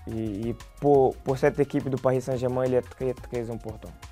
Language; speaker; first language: French; non-native, fluent; Portuguese